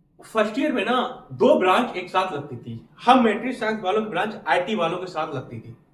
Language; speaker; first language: Hindi; native; Hindi